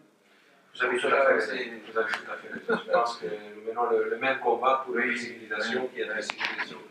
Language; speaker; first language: French; non-native, local second language; Dutch